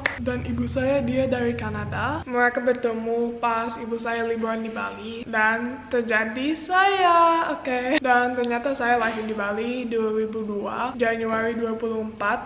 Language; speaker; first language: Indonesian; non-native, local second language; English